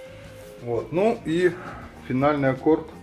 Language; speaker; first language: Russian; native; Russian